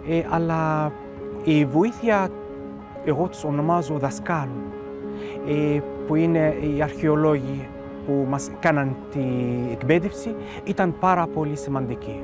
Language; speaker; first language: Greek; non-native, fluent; Arabic